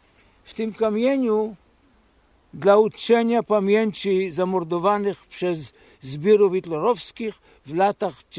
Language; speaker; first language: Polish; early bilingual, heritage; Polish